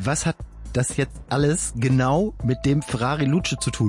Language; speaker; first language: German; native; German